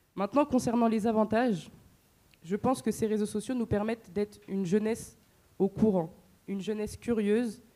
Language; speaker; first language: French; native; French